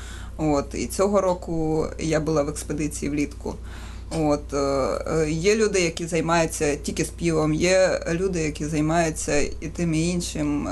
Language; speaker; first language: Ukrainian; native; Ukrainian